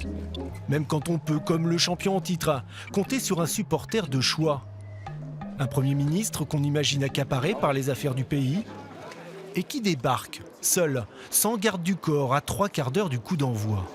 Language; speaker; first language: French; native; French